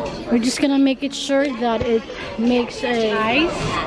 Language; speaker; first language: English; non-native, local second language; Filipino